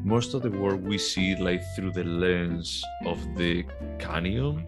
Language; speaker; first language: English; non-native, fluent; Galician